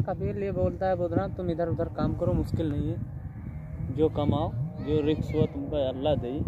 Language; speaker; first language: Hindi; native; Hindi